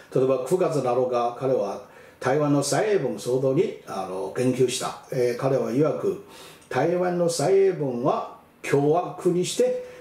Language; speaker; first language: Japanese; non-native, fluent; Chinese